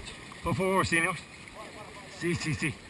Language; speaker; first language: Spanish; non-native, learner; English